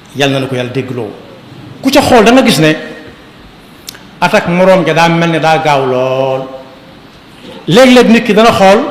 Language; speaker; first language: Wolof; native; Wolof